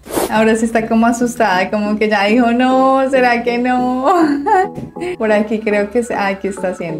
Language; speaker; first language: Spanish; native; Spanish